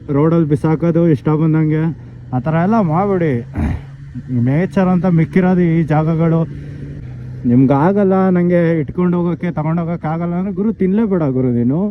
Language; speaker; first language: Kannada; native; Kannada